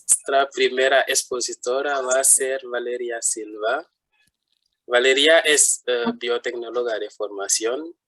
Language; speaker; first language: Spanish; non-native, fluent; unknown